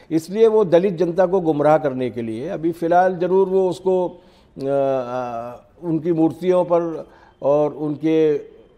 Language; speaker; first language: Hindi; native; Hindi